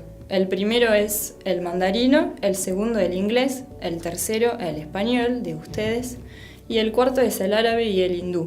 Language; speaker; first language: Spanish; non-native, fluent; French